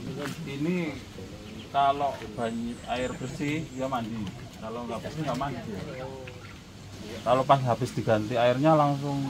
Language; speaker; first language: Indonesian; non-native, local second language; Javanese